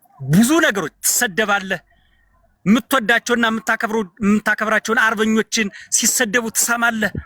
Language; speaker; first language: Amharic; native; Amharic